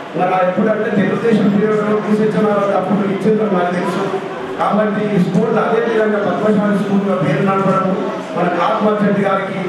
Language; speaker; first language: Telugu; native; Telugu